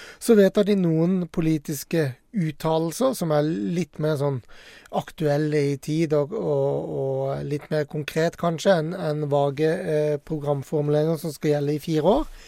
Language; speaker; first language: Norwegian; native; Norwegian